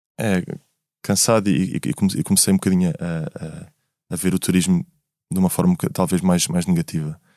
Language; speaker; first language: Portuguese; native; Portuguese